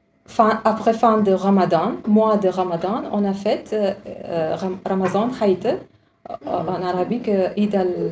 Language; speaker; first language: French; non-native, learner; Uzbek